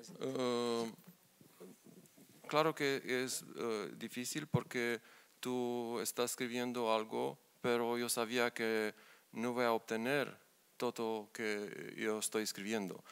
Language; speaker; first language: Spanish; non-native, learner; Romanian